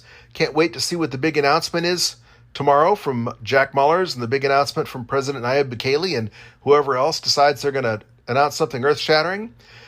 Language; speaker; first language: English; native; English